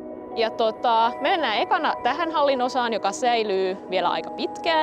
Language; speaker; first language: Finnish; native; Finnish